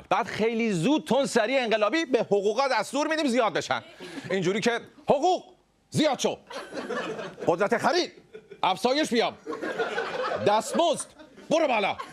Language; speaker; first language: Persian; native; Persian